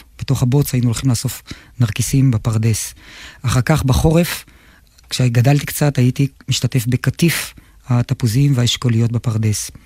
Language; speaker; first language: Hebrew; native; Hebrew